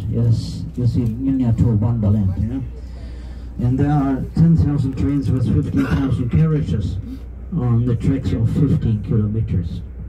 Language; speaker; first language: English; non-native, fluent; German